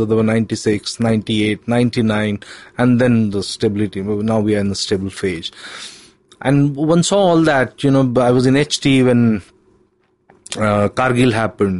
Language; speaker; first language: English; non-native, local second language; Hindi